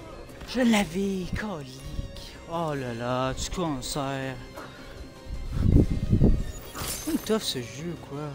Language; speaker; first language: French; native; French